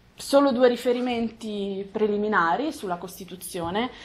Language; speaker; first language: Italian; native; Italian